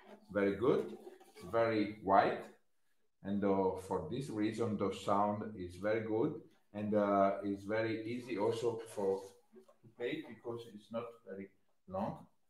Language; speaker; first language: English; non-native, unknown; Italian